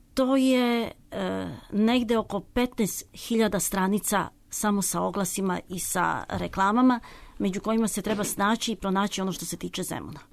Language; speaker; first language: Serbian; native; Serbian